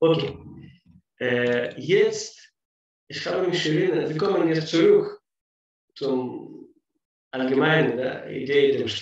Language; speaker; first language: German; non-native, fluent; Russian